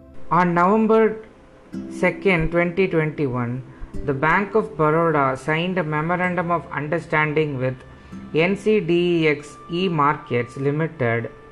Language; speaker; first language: English; non-native, local second language; Tamil